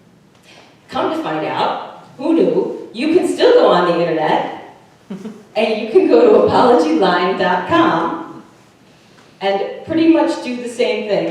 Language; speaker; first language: English; native; English